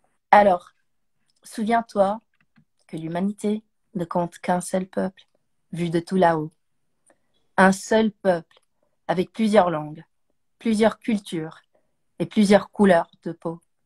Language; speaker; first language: French; early bilingual, other home language; English